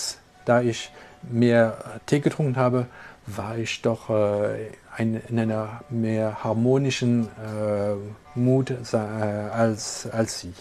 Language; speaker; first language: German; non-native, local second language; French